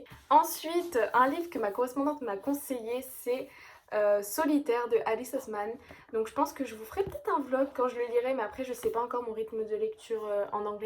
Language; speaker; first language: French; native; French